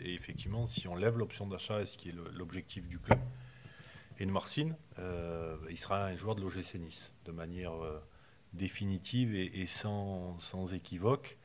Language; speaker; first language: French; native; French